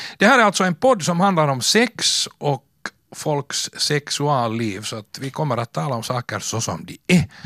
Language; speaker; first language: Swedish; native; Swedish